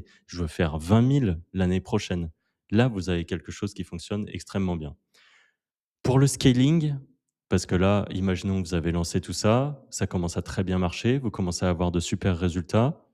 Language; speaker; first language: French; native; French